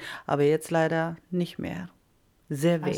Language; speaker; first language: German; non-native, fluent; Iloko